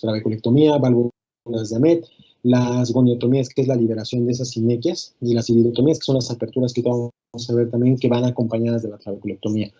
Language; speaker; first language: Spanish; native; Spanish